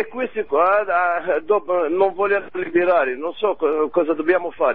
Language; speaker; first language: Italian; non-native, learner; Arabic